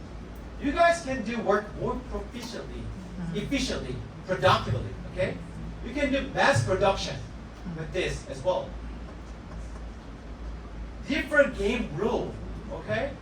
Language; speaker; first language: English; non-native, fluent; Korean